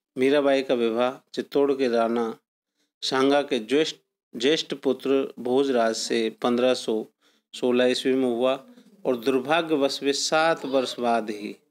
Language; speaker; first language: Hindi; native; Hindi